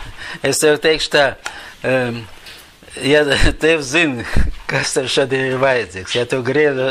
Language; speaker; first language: Latvian; non-native, local second language; Russian